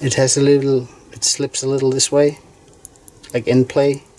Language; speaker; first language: English; non-native, fluent; Danish